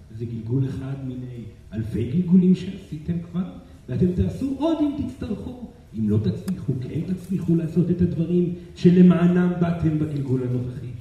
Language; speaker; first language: Hebrew; non-native, fluent; Portuguese